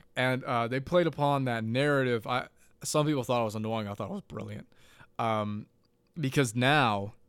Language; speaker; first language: English; native; English